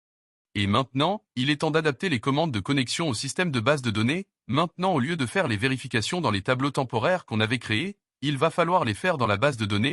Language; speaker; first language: French; native; French